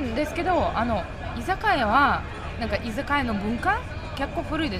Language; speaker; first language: Japanese; non-native, learner; Lithuanian